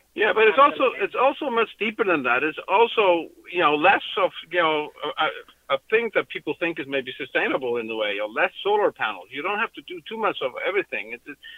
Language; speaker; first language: English; non-native, fluent; Icelandic